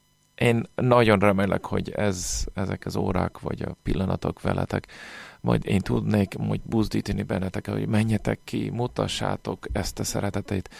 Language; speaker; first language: Hungarian; non-native, fluent; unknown